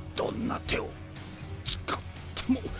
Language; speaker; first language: Korean; native; Korean